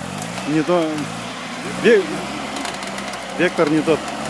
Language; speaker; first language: Russian; native; Russian